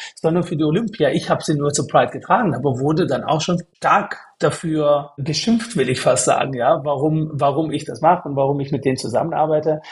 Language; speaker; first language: German; native; German